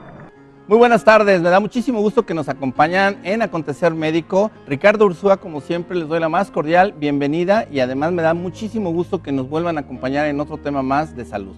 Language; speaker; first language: Spanish; native; Spanish